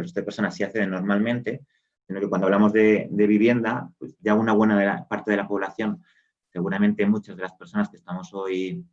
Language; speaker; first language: Spanish; native; Spanish